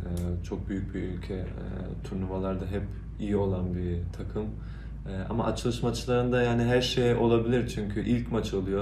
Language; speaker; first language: Turkish; early bilingual, heritage; Turkish